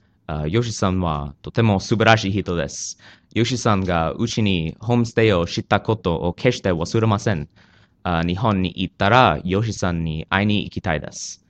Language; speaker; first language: Japanese; non-native, learner; English